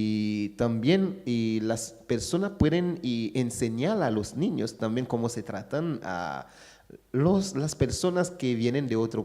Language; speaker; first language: Spanish; non-native, fluent; Haitian Creole